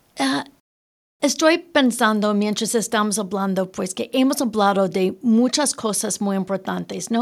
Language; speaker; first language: Spanish; early bilingual, heritage; Spanish